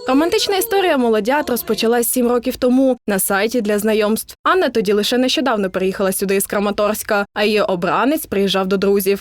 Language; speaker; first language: Ukrainian; native; Ukrainian